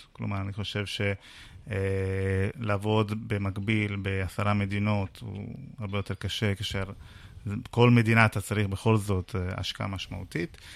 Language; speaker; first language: Hebrew; non-native, fluent; Italian